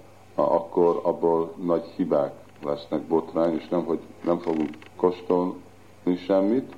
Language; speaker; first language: Hungarian; early bilingual, heritage; Hungarian